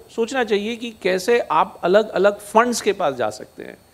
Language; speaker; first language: Hindi; native; Hindi